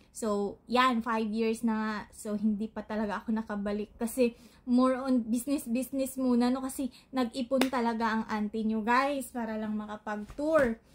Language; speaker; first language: Filipino; native; Filipino